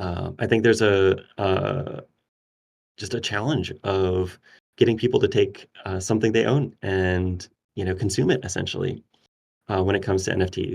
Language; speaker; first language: English; native; English